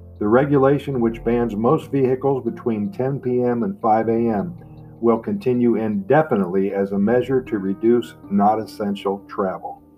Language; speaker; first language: English; native; English